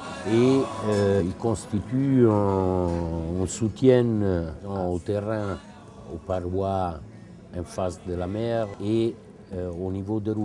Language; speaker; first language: French; non-native, fluent; Italian